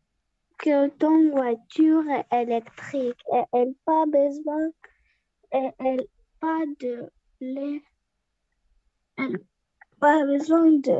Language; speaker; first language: French; non-native, learner; Russian